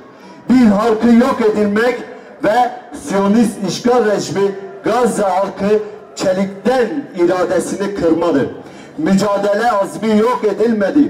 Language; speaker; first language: Turkish; native; Turkish